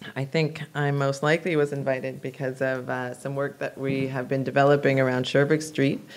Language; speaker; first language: English; native; English